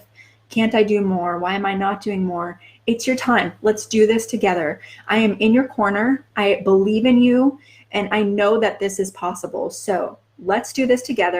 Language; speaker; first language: English; native; English